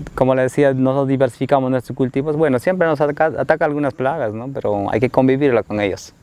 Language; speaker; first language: Spanish; native; Spanish